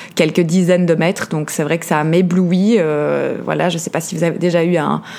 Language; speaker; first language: French; native; French